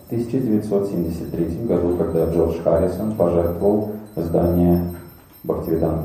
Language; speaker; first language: Russian; native; Russian